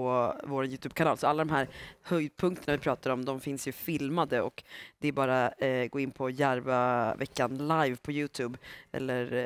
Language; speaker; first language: Swedish; native; Swedish